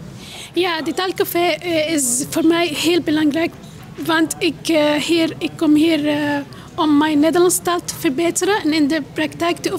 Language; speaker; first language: Dutch; non-native, fluent; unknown